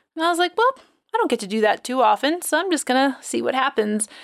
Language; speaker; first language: English; native; English